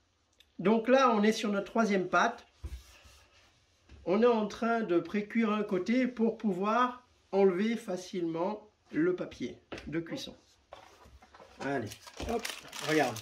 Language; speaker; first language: French; native; French